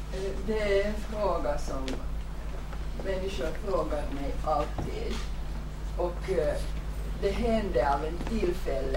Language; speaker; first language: Swedish; non-native, fluent; Finnish